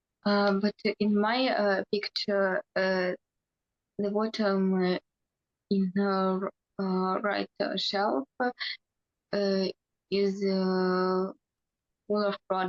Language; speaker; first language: English; non-native, learner; Russian